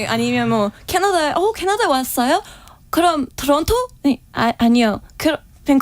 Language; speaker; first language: Korean; non-native, fluent; English